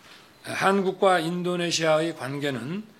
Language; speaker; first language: Korean; native; Korean